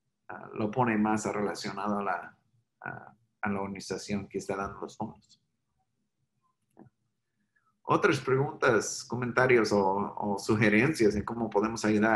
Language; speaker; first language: Spanish; non-native, fluent; English